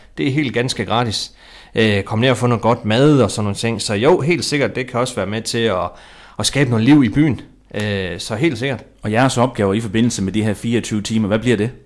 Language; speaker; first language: Danish; native; Danish